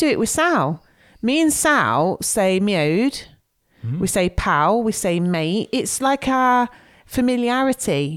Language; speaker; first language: English; native; English